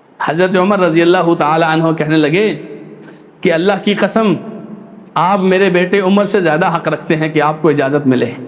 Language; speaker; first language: Urdu; non-native, local second language; Punjabi